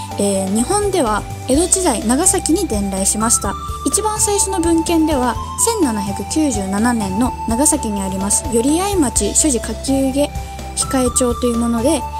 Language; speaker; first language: Japanese; native; Japanese